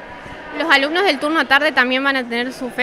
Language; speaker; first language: Spanish; native; Spanish